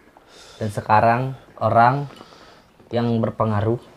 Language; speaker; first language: Indonesian; non-native, local second language; Sundanese